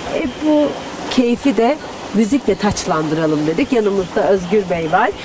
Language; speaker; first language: Turkish; native; Turkish